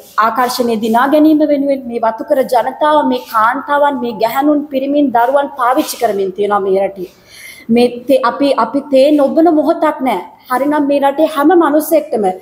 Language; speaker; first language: Sinhala; native; Sinhala